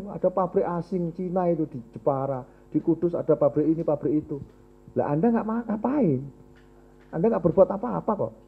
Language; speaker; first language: Indonesian; non-native, local second language; Javanese